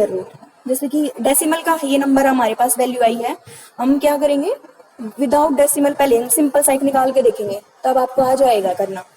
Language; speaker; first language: Hindi; native; Hindi